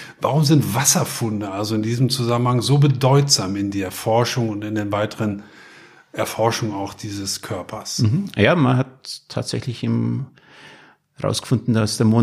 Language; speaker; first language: German; native; German